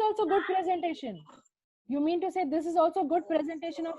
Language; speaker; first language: English; non-native, local second language; Hindi